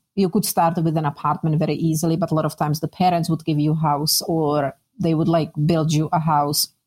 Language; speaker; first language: English; non-native, fluent; Czech